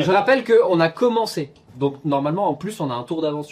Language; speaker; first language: French; native; French